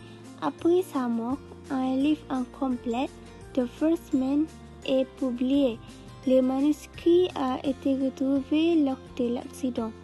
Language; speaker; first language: French; non-native, learner; Malay